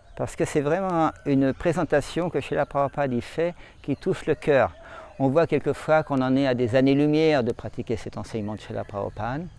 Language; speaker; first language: French; native; French